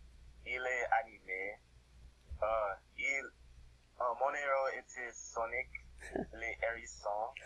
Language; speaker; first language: French; non-native, learner; English